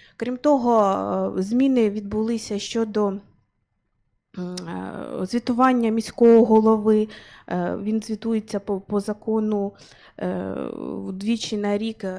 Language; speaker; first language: Ukrainian; native; Ukrainian